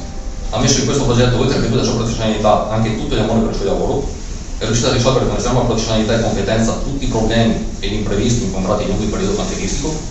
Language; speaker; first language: Italian; native; Italian